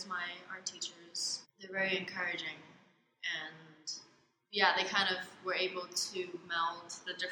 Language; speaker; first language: English; non-native, local second language; Cantonese